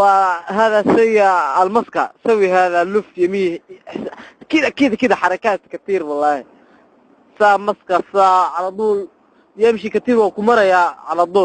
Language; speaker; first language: Arabic; non-native, learner; Somali